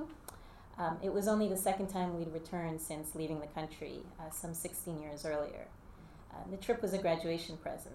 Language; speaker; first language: English; native; English